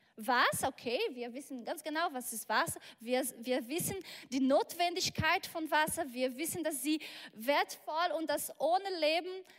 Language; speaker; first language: German; non-native, fluent; Portuguese